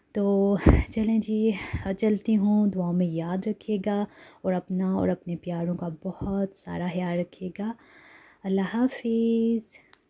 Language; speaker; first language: Urdu; native; Urdu